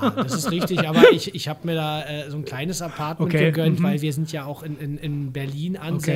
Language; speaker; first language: German; native; German